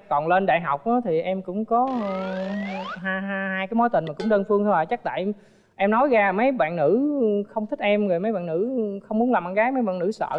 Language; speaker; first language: Vietnamese; native; Vietnamese